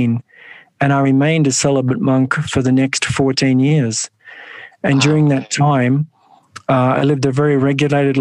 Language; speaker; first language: English; native; English